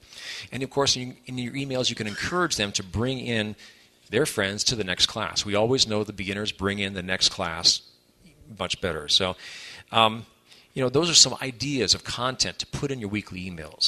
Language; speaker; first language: English; native; English